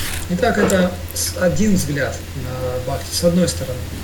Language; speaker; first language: Russian; native; Russian